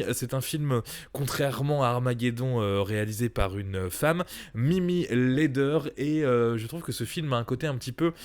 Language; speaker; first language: French; native; French